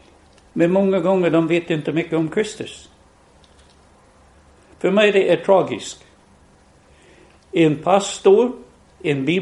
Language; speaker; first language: Swedish; non-native, fluent; English